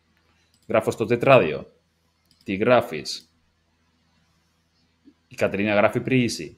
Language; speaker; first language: Greek; non-native, learner; English